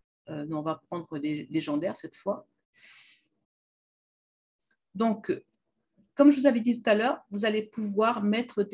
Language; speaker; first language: French; native; French